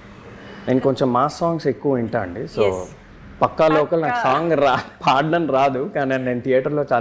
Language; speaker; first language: Telugu; native; Telugu